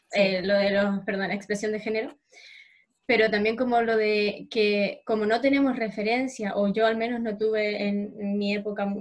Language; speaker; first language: Spanish; native; Spanish